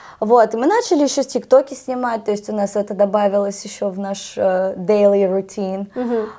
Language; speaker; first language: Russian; native; Russian